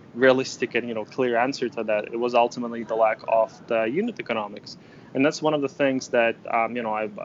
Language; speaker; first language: English; non-native, fluent; Ukrainian